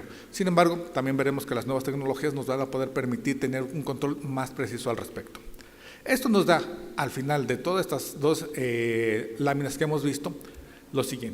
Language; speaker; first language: Spanish; native; Spanish